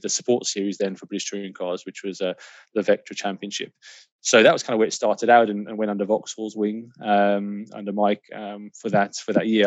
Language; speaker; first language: English; native; English